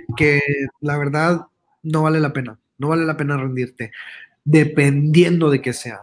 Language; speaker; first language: Spanish; early bilingual, heritage; Spanish